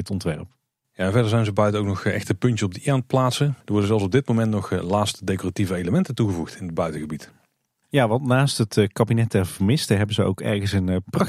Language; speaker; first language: Dutch; native; Dutch